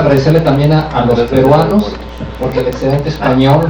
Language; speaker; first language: Spanish; native; Spanish